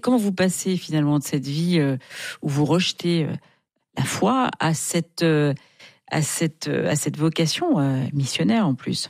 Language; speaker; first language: French; native; French